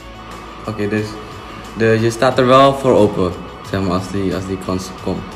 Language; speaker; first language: Dutch; non-native, fluent; Indonesian